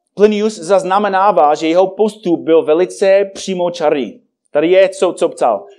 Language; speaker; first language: Czech; non-native, fluent; English